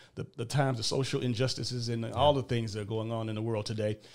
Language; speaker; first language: English; native; English